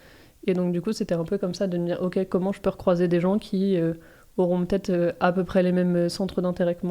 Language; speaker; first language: French; native; French